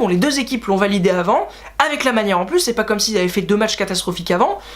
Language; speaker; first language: French; native; French